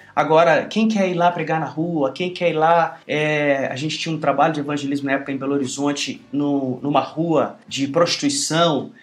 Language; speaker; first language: Portuguese; native; Portuguese